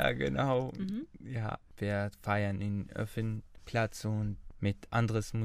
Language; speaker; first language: German; non-native, learner; Arabic